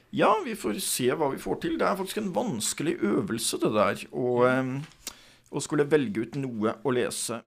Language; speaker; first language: Norwegian; native; Norwegian